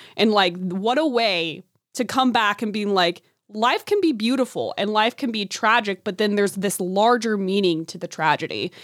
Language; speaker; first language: English; native; English